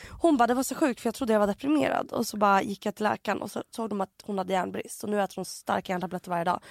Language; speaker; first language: Swedish; native; Swedish